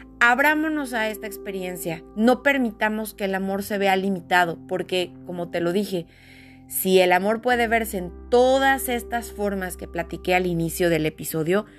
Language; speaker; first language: Spanish; native; Spanish